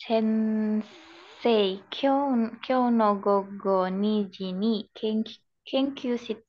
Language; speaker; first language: Japanese; non-native, learner; Indonesian